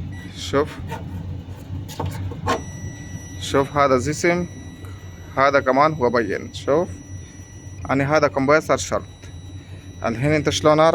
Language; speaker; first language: Arabic; non-native, learner; Bangla